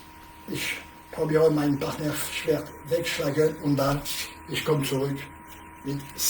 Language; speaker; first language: German; non-native, learner; French